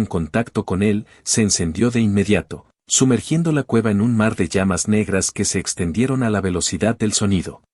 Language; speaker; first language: Spanish; native; Spanish